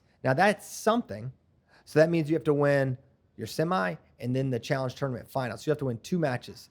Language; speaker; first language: English; native; English